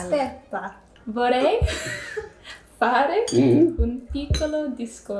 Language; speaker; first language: Italian; non-native, learner; English